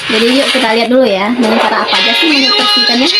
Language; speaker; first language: Indonesian; native; Indonesian